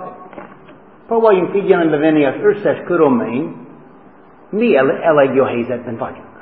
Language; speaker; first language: Hungarian; non-native, fluent; English